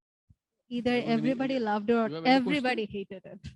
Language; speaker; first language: English; non-native, local second language; Bangla